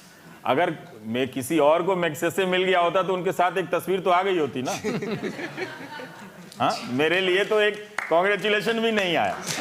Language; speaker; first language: Hindi; native; Hindi